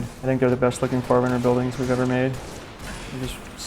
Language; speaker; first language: English; native; English